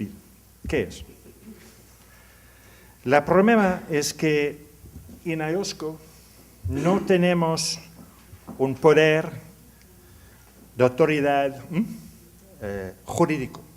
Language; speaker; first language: Spanish; non-native, learner; English